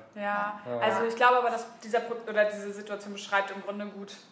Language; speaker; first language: German; native; German